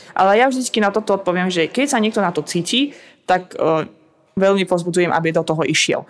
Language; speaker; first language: Slovak; non-native, fluent; Russian